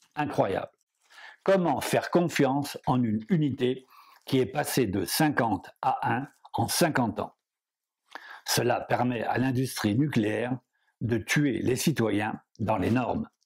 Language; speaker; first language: French; native; French